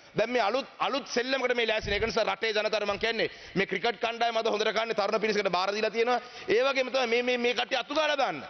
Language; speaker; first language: Sinhala; non-native, local second language; Tamil